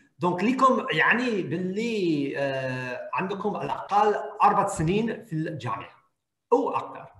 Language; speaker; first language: Arabic; non-native, fluent; English